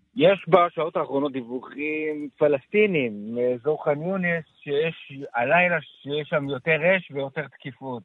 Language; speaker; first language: Hebrew; native; Hebrew